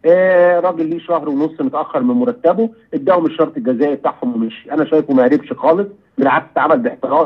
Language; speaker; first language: Arabic; native; Arabic